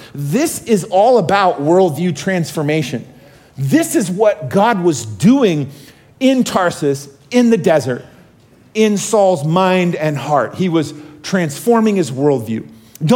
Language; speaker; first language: English; native; English